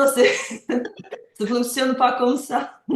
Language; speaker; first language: French; non-native, learner; Ukrainian